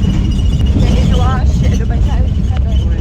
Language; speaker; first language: French; non-native, learner; Russian